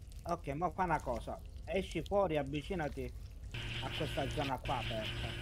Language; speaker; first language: Italian; native; Italian